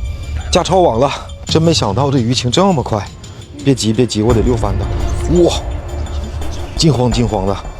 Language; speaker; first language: Chinese; native; Chinese